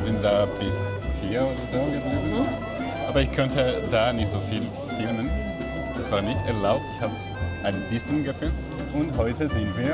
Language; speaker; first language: German; non-native, learner; Georgian